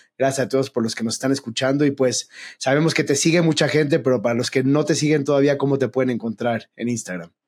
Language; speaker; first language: Spanish; native; Spanish